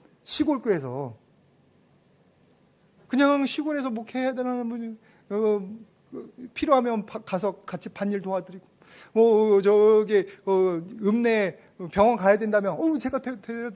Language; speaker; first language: Korean; native; Korean